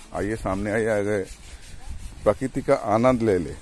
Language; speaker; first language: Hindi; non-native, local second language; Bangla